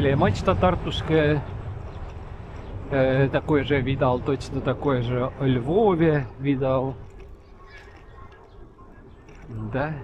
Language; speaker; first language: Russian; non-native, local second language; Estonian